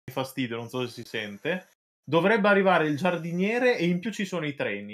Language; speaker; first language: Italian; native; Italian